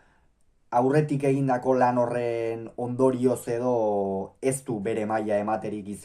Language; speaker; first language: Basque; native; Basque